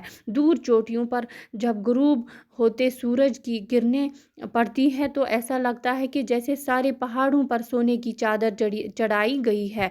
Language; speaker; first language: Hindi; non-native, local second language; Kashmiri